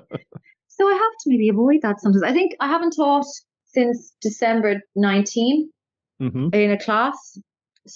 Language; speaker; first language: English; native; English